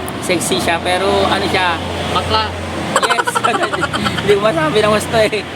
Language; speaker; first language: Filipino; native; Filipino